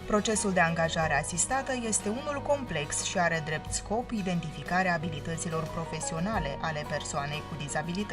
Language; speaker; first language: Romanian; native; Romanian